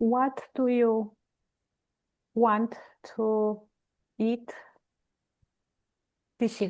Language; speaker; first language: English; non-native, learner; Romanian